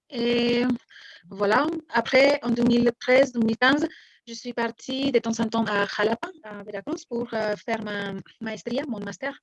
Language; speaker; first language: French; non-native, fluent; Spanish